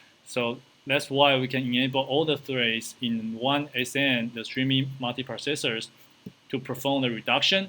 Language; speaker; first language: English; non-native, fluent; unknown